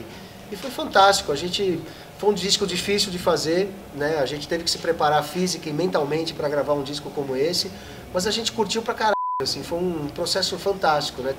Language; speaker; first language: Portuguese; native; Portuguese